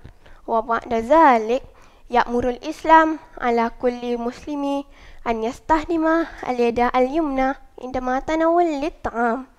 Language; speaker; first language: Arabic; non-native, learner; Malay